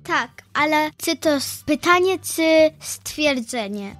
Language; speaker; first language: Polish; early bilingual, heritage; Polish